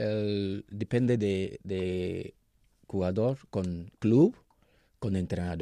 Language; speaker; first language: Spanish; non-native, learner; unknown